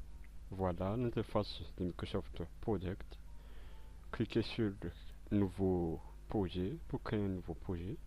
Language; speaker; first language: French; non-native, local second language; Malagasy